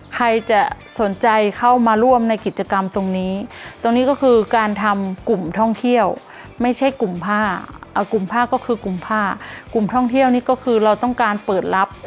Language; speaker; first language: Thai; native; Thai